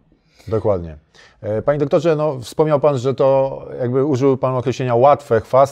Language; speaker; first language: Polish; native; Polish